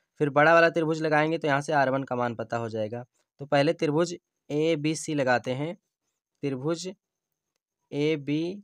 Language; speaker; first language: Hindi; native; Hindi